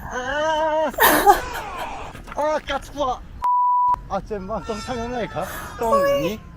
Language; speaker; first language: Thai; non-native, learner; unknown